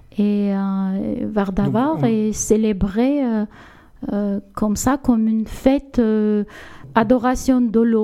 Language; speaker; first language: French; non-native, learner; Armenian